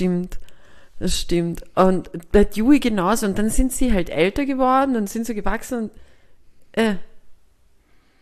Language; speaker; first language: German; native; German